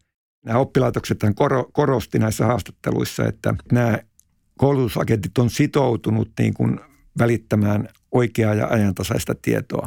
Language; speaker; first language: Finnish; native; Finnish